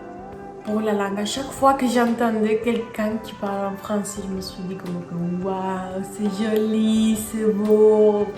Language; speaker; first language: French; non-native, fluent; Spanish